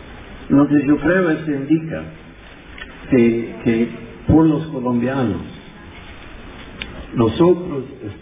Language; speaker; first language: Spanish; non-native, fluent; English